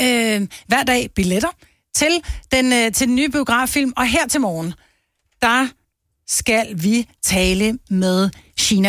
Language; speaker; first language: Danish; native; Danish